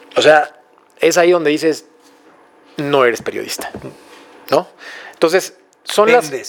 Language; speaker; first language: Spanish; native; Spanish